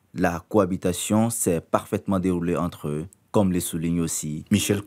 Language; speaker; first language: French; native; French